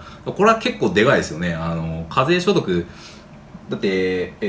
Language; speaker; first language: Japanese; native; Japanese